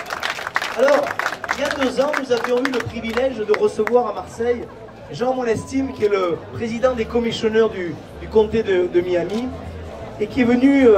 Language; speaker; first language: French; native; French